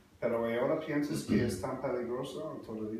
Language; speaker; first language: Spanish; non-native, learner; English